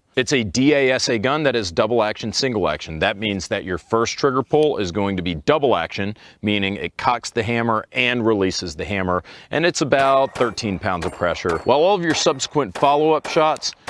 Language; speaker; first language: English; native; English